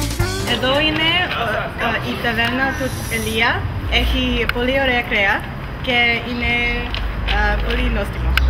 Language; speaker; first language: Greek; non-native, learner; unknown